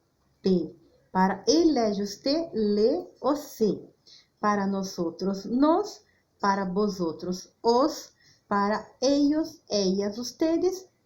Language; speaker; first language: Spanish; non-native, fluent; Portuguese